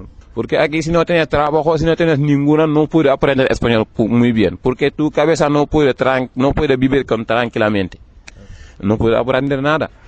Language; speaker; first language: Spanish; non-native, learner; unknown